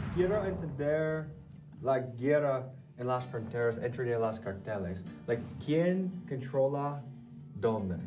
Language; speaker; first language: Spanish; non-native, learner; English